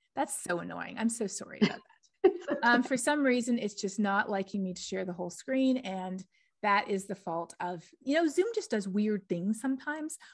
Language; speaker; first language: English; native; English